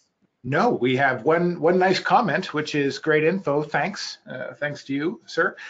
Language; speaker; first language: English; native; English